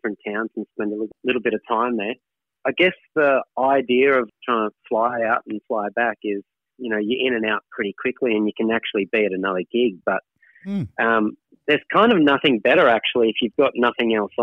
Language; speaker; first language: English; native; English